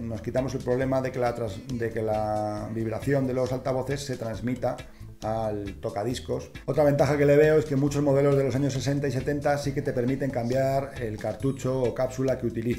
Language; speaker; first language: Spanish; native; Spanish